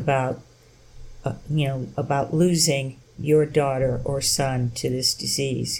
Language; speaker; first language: English; native; English